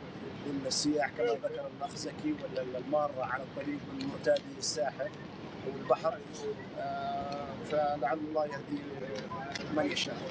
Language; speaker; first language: Arabic; native; Arabic